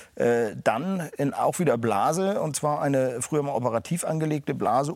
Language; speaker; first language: German; native; German